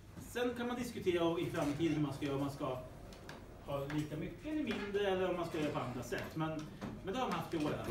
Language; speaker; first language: Swedish; native; Swedish